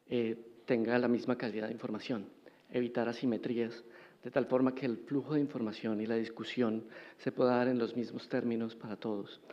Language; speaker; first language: Spanish; native; Spanish